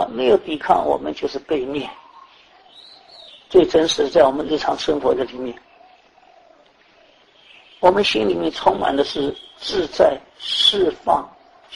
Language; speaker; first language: Chinese; native; Chinese